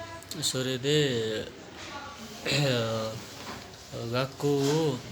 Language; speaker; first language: Japanese; non-native, learner; Nepali